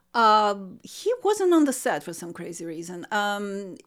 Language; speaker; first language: English; non-native, fluent; Russian